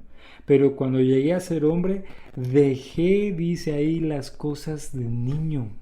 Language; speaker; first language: Spanish; native; Spanish